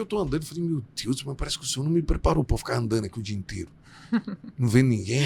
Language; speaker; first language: Portuguese; native; Portuguese